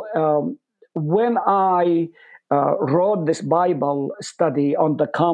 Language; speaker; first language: English; non-native, fluent; Hebrew